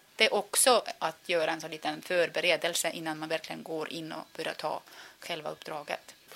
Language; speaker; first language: Swedish; non-native, fluent; Estonian